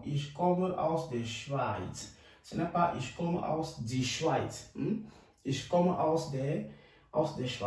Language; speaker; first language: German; non-native, fluent; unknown